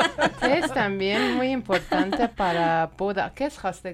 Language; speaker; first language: Spanish; non-native, learner; Persian